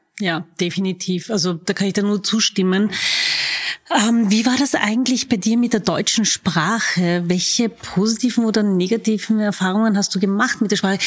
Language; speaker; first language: German; native; German